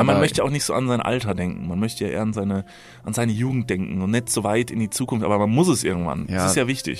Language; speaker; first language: German; native; German